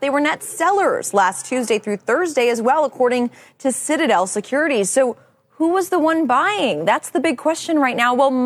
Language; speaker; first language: English; native; English